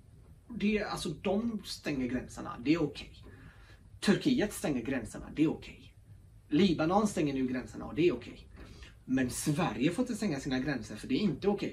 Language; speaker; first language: Swedish; early bilingual, other home language; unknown